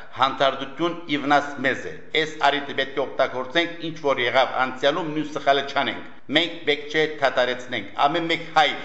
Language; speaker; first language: Armenian; early bilingual, heritage; Armenian